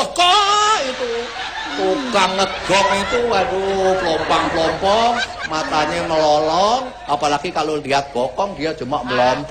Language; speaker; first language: Indonesian; non-native, local second language; Javanese